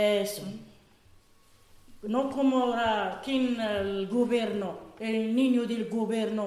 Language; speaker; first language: Spanish; non-native, learner; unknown